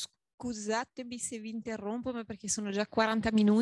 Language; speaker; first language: Italian; non-native, fluent; French